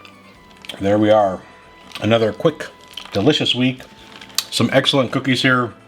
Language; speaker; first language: English; native; English